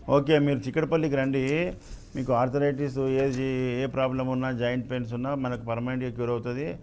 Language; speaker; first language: Telugu; native; Telugu